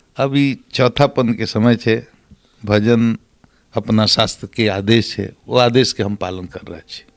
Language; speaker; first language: Maithili; non-native, local second language; Bhojpuri